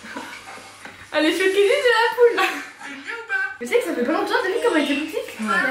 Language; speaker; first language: French; native; French